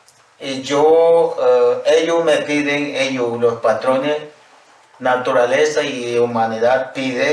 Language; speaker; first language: Spanish; non-native, local second language; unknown